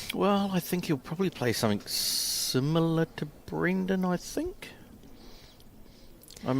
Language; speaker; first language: English; native; English